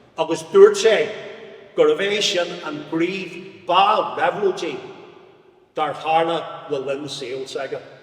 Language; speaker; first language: Irish; non-native, local second language; English